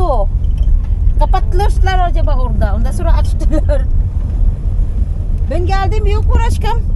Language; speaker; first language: Turkish; non-native, learner; Filipino